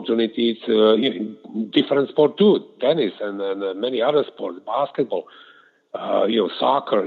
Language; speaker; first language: English; non-native, fluent; Slovak